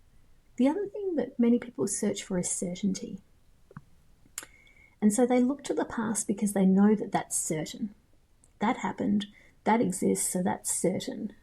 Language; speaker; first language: English; native; English